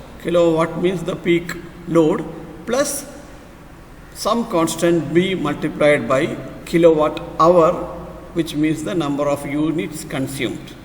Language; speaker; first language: English; non-native, local second language; Malayalam